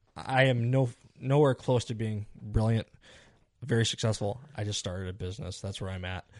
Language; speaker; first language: English; native; English